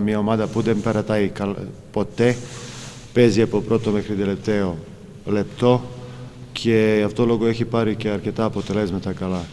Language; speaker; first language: Greek; non-native, fluent; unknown